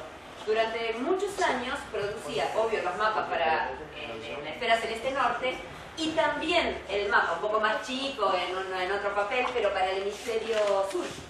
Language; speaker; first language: Spanish; native; Spanish